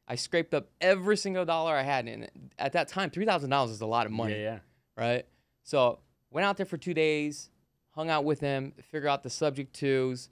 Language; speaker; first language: English; native; English